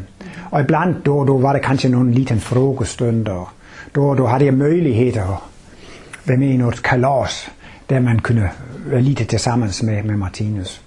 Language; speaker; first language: Swedish; non-native, fluent; Danish